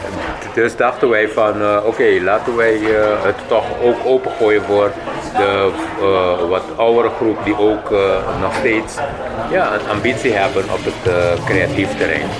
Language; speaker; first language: Dutch; non-native, local second language; Papiamento